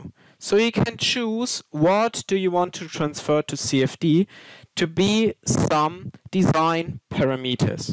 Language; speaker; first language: English; non-native, fluent; German